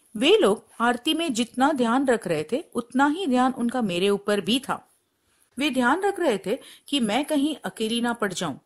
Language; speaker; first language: Hindi; non-native, local second language; Gujarati